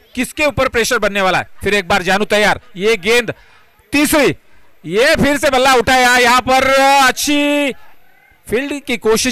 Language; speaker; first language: Hindi; non-native, local second language; Marathi